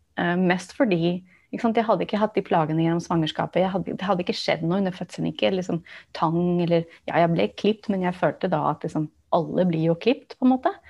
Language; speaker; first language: Norwegian; non-native, fluent; English